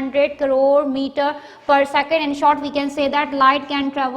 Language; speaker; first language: English; non-native, local second language; Urdu